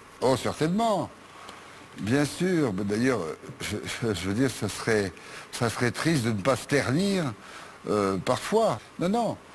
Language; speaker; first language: French; native; French